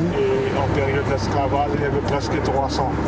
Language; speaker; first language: French; non-native, local second language; Morisyen